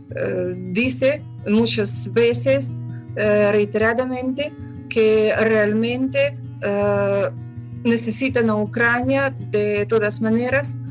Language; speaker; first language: Spanish; non-native, fluent; Ukrainian